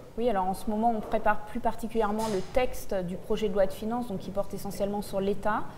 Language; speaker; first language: French; native; French